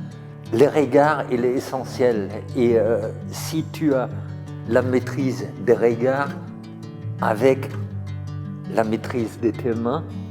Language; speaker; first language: French; non-native, fluent; German